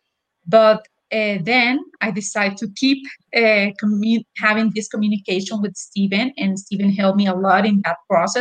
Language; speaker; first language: English; non-native, fluent; Spanish